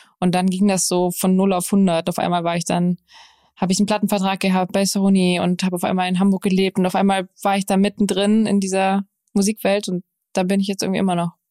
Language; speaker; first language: German; native; German